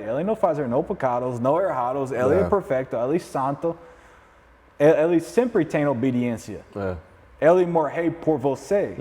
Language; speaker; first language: Portuguese; non-native, learner; English